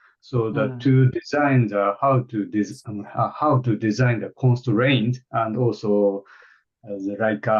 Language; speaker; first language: English; non-native, fluent; Japanese